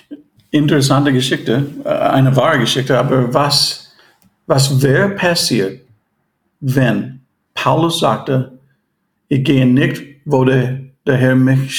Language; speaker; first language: German; non-native, fluent; English